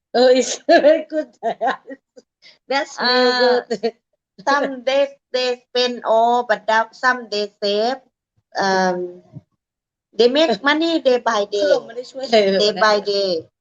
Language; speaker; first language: English; non-native, learner; Thai